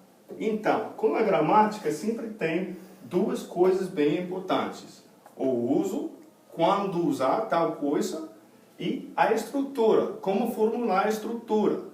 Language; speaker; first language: Portuguese; non-native, fluent; English